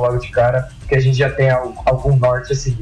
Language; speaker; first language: Portuguese; native; Portuguese